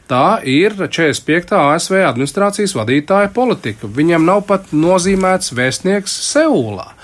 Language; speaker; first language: Latvian; native; Latvian